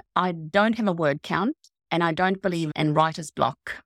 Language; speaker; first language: English; non-native, fluent; Swedish